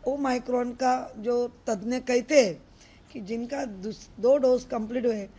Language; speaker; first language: Hindi; non-native, local second language; Marathi